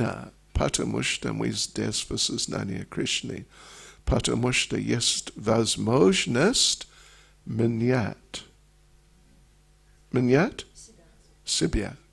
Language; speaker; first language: Russian; non-native, learner; English